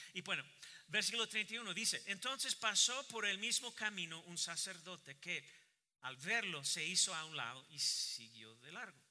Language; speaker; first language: Spanish; non-native, fluent; English